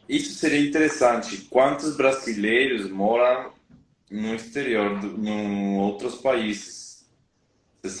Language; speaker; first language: Portuguese; non-native, learner; Spanish